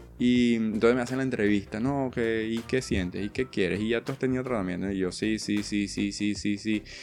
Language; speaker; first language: Spanish; native; Spanish